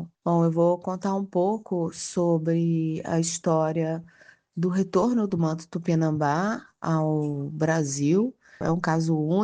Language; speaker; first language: Portuguese; native; Portuguese